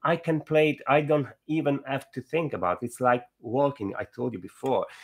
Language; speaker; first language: English; non-native, fluent; Italian